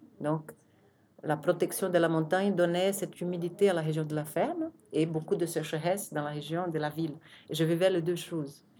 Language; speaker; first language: French; non-native, fluent; Portuguese